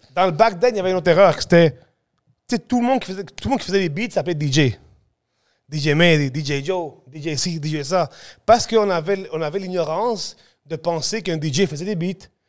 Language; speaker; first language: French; early bilingual, other home language; Spanish